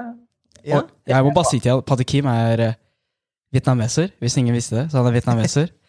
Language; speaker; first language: Norwegian; native; Norwegian